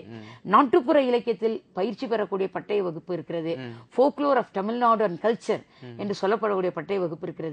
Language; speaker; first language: Tamil; native; Tamil